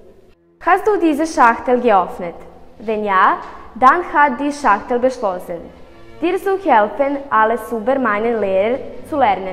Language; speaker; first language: German; non-native, learner; Serbian